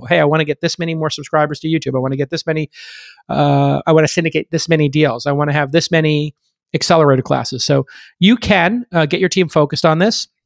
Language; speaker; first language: English; native; English